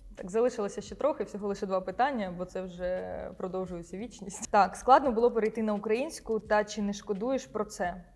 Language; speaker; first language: Ukrainian; non-native, local second language; Russian